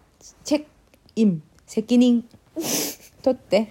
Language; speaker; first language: Japanese; non-native, fluent; Korean